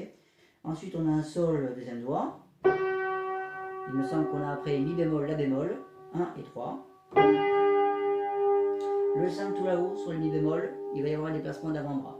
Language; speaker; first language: French; native; French